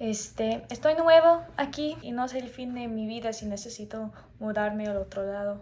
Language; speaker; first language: Spanish; non-native, learner; English